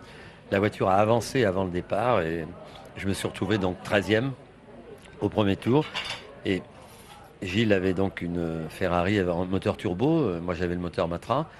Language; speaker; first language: French; native; French